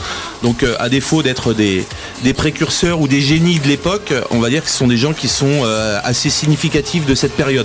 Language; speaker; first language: French; native; French